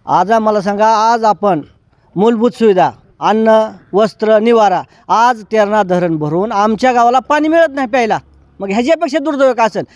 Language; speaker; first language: Marathi; native; Marathi